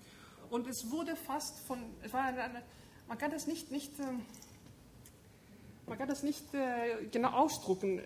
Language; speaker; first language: German; non-native, fluent; Greek